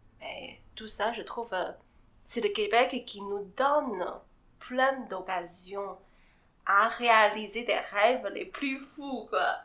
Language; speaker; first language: French; non-native, fluent; Chinese